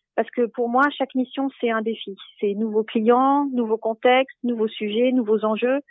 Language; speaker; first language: French; native; French